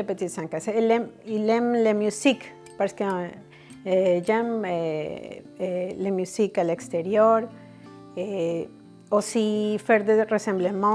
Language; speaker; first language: French; non-native, fluent; Spanish